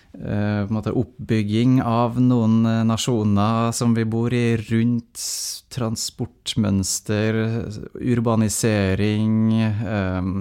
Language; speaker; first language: Norwegian; native; Norwegian